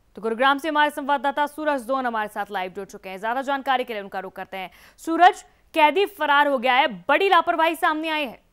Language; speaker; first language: Hindi; native; Hindi